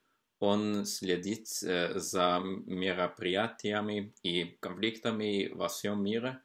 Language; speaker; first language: Russian; non-native, fluent; Norwegian